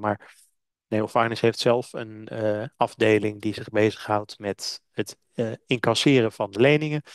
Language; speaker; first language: Dutch; native; Dutch